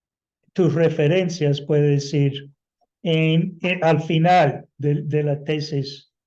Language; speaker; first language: Spanish; non-native, fluent; English